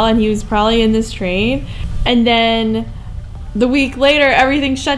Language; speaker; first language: English; native; English